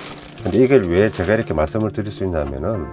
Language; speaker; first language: Korean; native; Korean